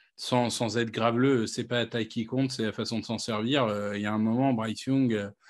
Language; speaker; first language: French; native; French